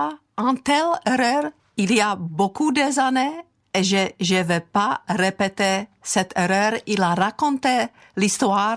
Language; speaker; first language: French; non-native, fluent; Czech